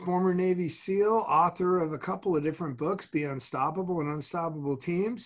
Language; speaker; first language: English; native; English